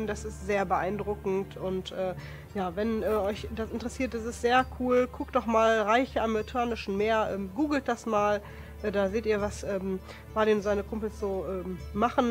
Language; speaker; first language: German; native; German